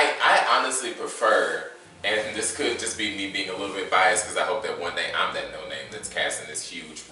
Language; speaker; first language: English; native; English